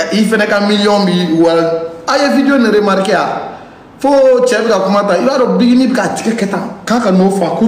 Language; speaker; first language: French; non-native, local second language; Bambara